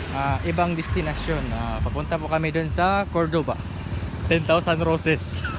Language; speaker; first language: Filipino; non-native, local second language; Cebuano